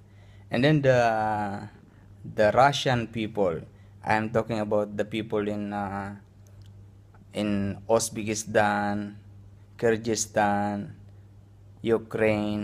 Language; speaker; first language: English; non-native, local second language; Filipino